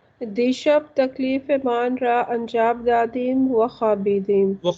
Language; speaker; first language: Persian; non-native, learner; Urdu